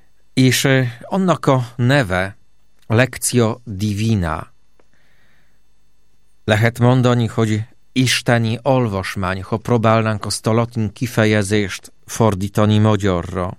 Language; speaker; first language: Hungarian; non-native, fluent; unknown